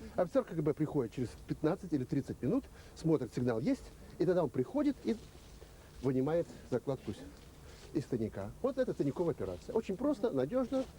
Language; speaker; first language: Russian; native; Russian